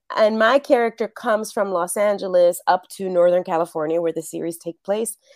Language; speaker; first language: English; early bilingual, other home language; Spanish